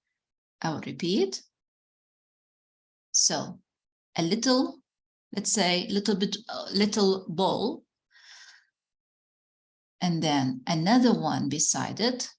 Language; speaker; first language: English; non-native, fluent; Arabic